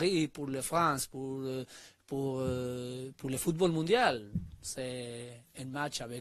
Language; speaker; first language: French; non-native, learner; Spanish